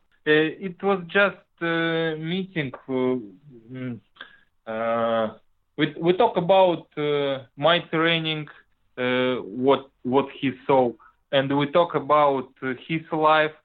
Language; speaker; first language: English; non-native, learner; Russian